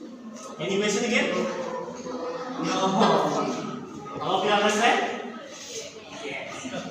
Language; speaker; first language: English; non-native, learner; Indonesian